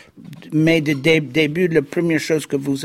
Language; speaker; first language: French; non-native, fluent; English